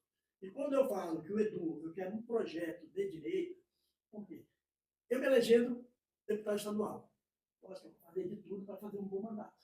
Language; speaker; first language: Portuguese; native; Portuguese